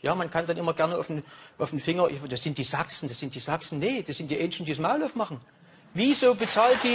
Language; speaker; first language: German; native; German